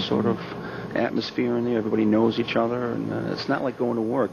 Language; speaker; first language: English; native; English